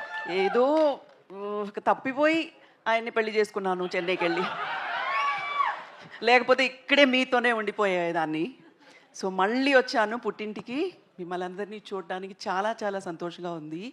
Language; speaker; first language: Telugu; non-native, local second language; Tamil